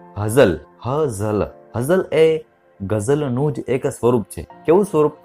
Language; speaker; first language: Gujarati; native; Gujarati